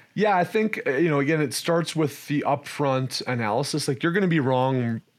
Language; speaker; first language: English; native; English